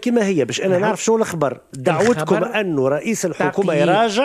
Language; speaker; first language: Arabic; native; Arabic